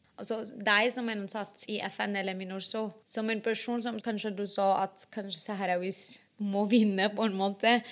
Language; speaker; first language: Norwegian; non-native, fluent; Arabic